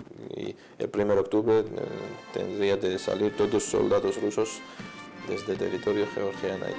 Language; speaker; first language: Spanish; non-native, fluent; Georgian